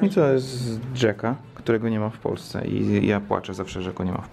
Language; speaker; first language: Polish; native; Polish